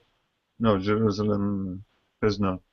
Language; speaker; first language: English; non-native, learner; Russian